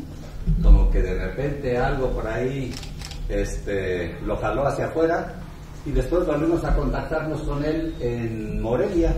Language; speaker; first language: Spanish; native; Spanish